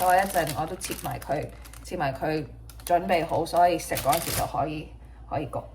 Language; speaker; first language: Cantonese; early bilingual, heritage; Cantonese